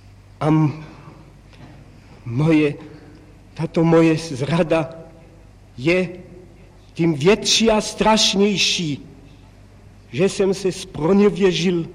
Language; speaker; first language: Czech; non-native, local second language; German